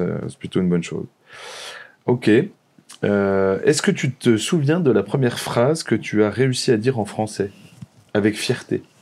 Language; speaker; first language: French; native; French